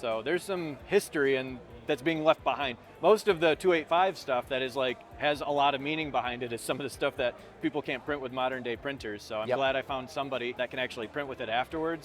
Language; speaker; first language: English; native; English